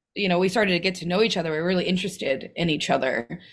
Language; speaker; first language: English; native; English